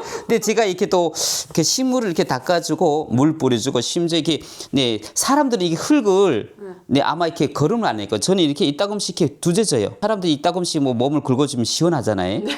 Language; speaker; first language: Korean; native; Korean